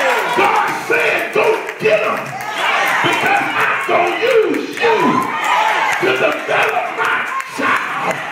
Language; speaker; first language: English; native; English